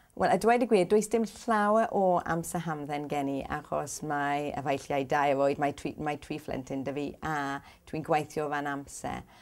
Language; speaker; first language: Welsh; non-native, local second language; English